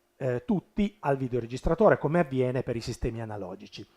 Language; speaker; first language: Italian; native; Italian